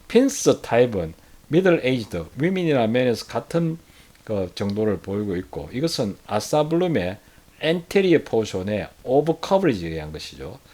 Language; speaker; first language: Korean; native; Korean